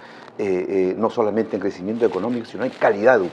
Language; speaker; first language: Spanish; non-native, local second language; Shipibo-Conibo